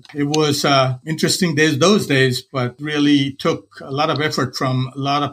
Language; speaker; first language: English; non-native, local second language; Hindi